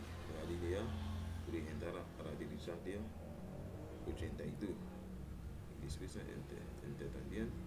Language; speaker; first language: Spanish; non-native, learner; Haitian Creole